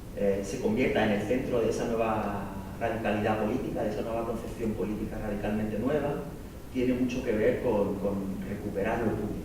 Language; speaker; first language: Spanish; native; Spanish